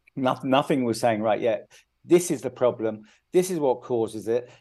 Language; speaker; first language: English; native; English